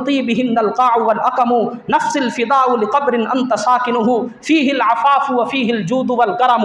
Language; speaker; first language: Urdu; native; Urdu